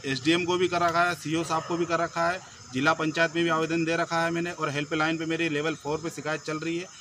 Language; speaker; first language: Hindi; native; Hindi